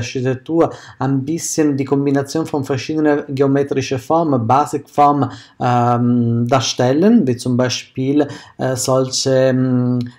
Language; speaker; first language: German; non-native, fluent; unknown